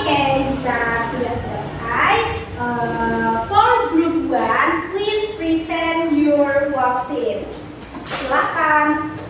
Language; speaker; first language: English; non-native, learner; Indonesian